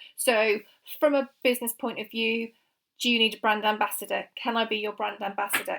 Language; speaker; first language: English; native; English